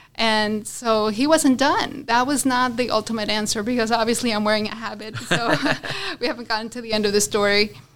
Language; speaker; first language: English; non-native, fluent; Spanish